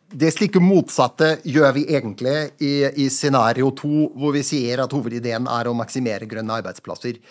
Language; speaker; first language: Norwegian; native; Norwegian